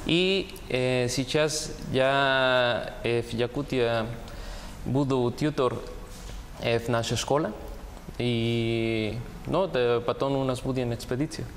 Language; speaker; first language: Russian; non-native, learner; Spanish